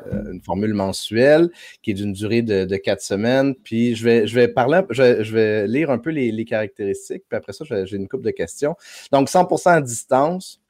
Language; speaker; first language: French; native; French